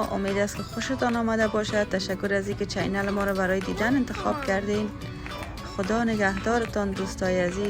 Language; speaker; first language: Persian; native; Persian